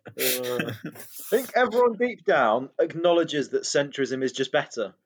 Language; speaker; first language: English; native; English